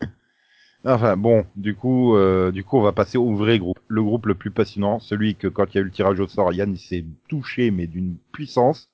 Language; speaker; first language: French; native; French